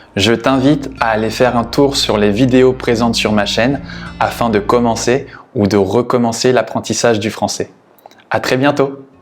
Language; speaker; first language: French; native; French